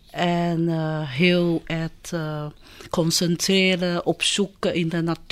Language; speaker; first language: Dutch; non-native, fluent; Chinese